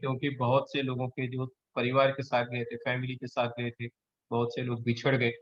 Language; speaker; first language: Hindi; non-native, local second language; Marathi